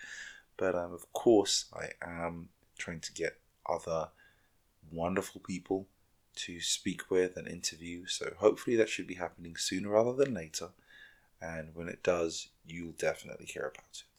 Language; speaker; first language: English; native; English